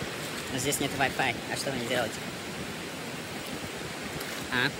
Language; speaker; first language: Russian; non-native, learner; Latvian